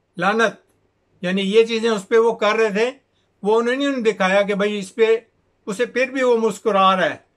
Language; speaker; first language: Urdu; native; Urdu